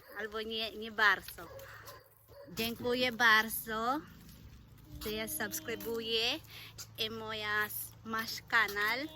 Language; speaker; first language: Polish; non-native, learner; Filipino